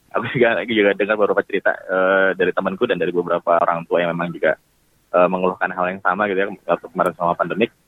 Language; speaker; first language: Indonesian; native; Indonesian